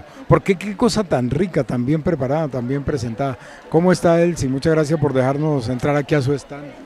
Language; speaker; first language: Spanish; native; Spanish